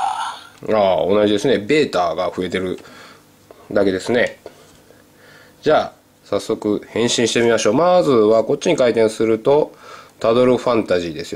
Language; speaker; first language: Japanese; native; Japanese